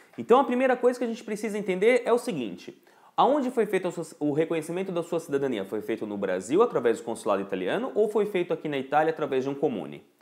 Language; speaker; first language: Portuguese; native; Portuguese